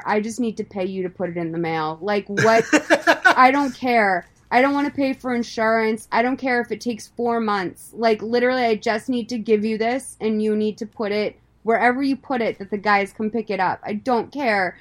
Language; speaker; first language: English; native; English